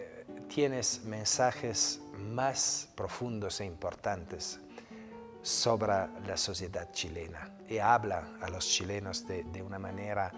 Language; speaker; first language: Spanish; non-native, fluent; Italian